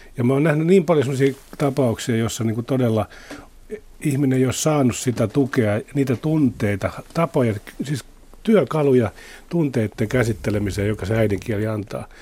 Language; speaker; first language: Finnish; native; Finnish